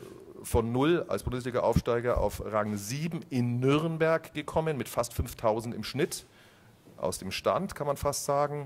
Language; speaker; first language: German; native; German